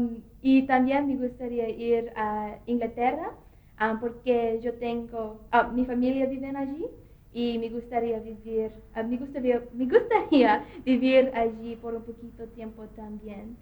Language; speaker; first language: Spanish; non-native, learner; English